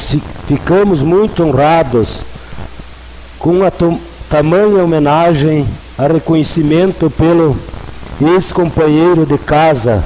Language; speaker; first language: Portuguese; native; Portuguese